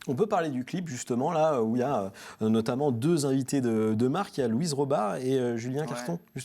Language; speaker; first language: French; native; French